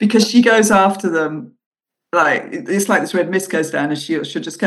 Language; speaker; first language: English; native; English